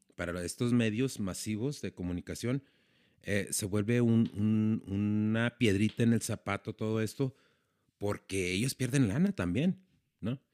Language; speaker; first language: Spanish; native; Spanish